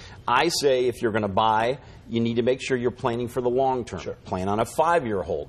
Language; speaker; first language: English; native; English